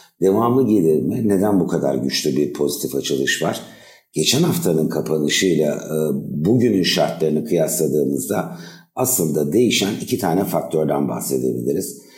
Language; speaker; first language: Turkish; native; Turkish